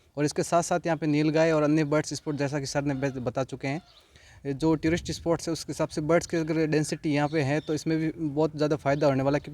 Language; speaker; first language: Hindi; native; Hindi